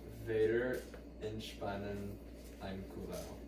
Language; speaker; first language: German; non-native, learner; English